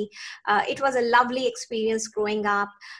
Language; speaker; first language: English; non-native, local second language; Hindi